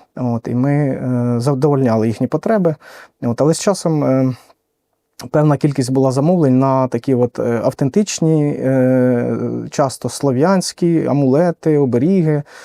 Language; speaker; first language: Ukrainian; native; Ukrainian